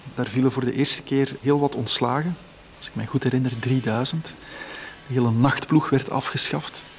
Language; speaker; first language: Dutch; native; Dutch